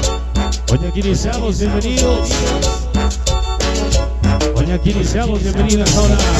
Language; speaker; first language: Spanish; native; Spanish